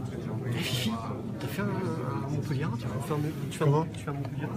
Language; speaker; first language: French; native; French